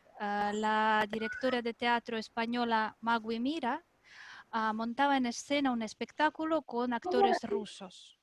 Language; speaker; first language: Spanish; non-native, fluent; Russian